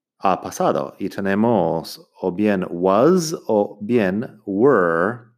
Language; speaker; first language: Spanish; non-native, fluent; English